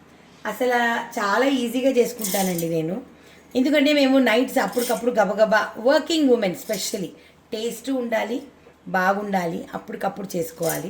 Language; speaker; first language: Telugu; native; Telugu